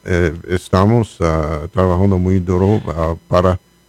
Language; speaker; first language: Spanish; non-native, learner; English